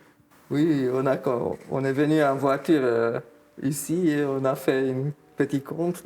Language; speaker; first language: French; non-native, fluent; Romanian